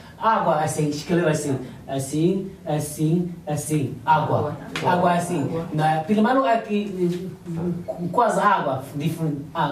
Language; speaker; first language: Portuguese; non-native, learner; Chinese